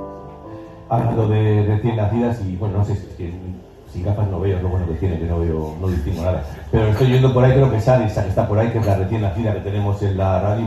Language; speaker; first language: Spanish; native; Spanish